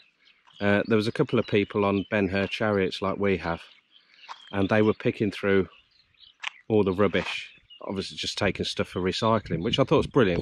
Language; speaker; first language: English; native; English